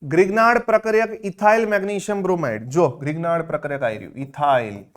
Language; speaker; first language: Hindi; non-native, local second language; Gujarati